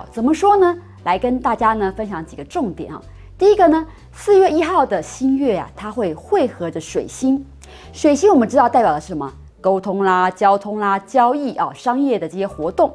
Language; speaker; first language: Chinese; native; Chinese